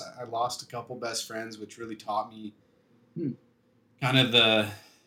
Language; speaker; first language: English; native; English